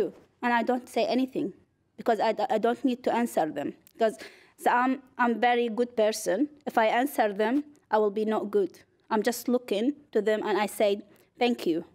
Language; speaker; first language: English; non-native, learner; Arabic